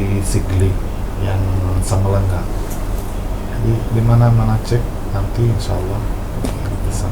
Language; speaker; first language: Indonesian; non-native, local second language; Malayalam